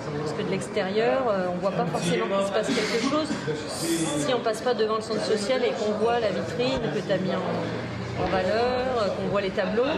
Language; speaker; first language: French; native; French